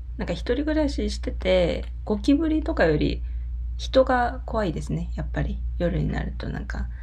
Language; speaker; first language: Japanese; non-native, fluent; Korean